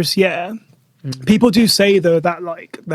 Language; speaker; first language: English; native; English